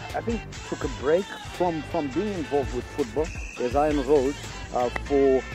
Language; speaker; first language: English; non-native, local second language; Shona